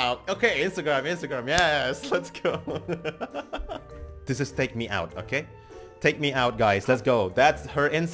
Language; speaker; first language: English; non-native, fluent; Indonesian